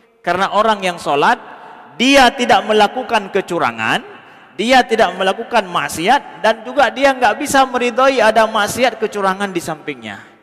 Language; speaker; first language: Malay; non-native, local second language; Achinese